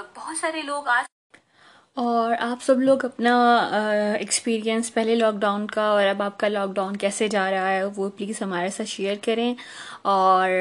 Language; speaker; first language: Urdu; native; Urdu